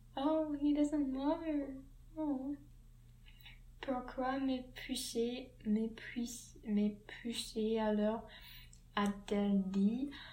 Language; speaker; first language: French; non-native, learner; English